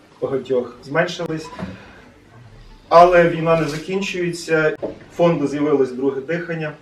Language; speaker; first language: Ukrainian; native; Ukrainian